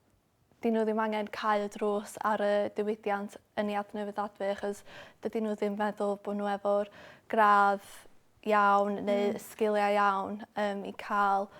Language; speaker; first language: Welsh; non-native, local second language; English